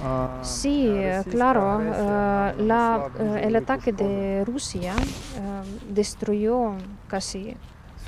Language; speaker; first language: Spanish; non-native, learner; Ukrainian